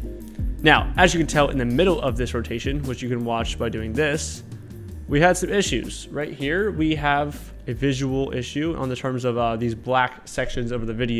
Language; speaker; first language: English; native; English